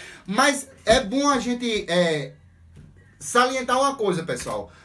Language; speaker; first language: Portuguese; native; Portuguese